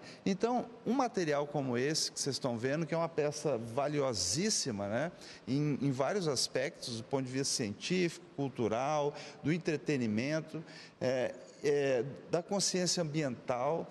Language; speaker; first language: Portuguese; native; Portuguese